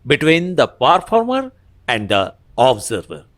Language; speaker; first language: English; non-native, local second language; Bangla